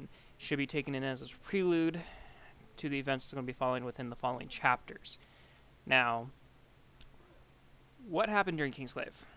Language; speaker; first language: English; native; English